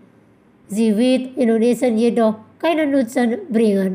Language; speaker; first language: German; non-native, fluent; Indonesian